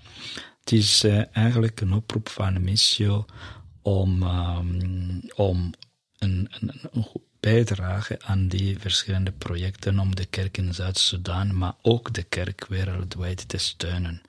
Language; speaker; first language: Dutch; non-native, fluent; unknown